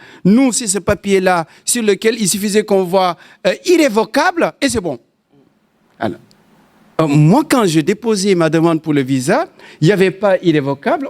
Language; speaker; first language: French; non-native, local second language; Wolof